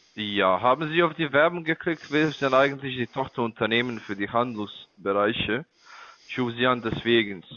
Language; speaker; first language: German; non-native, learner; Slovak